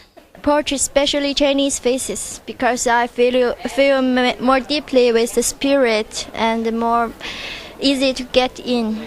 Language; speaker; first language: English; non-native, learner; Chinese